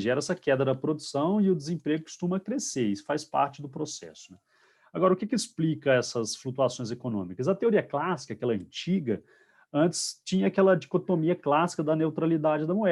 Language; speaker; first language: Portuguese; native; Portuguese